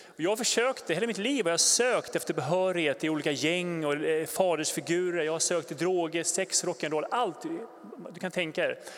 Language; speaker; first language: Swedish; native; Swedish